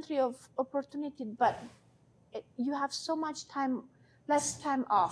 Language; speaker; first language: English; non-native, fluent; Hungarian